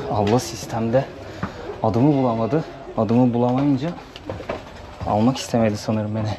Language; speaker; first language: Turkish; native; Turkish